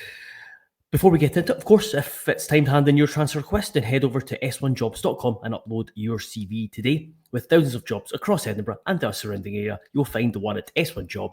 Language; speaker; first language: English; native; English